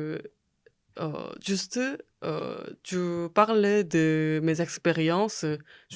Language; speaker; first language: French; non-native, fluent; Korean